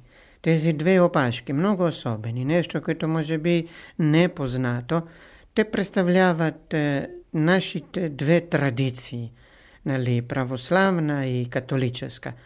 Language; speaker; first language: Bulgarian; non-native, fluent; Italian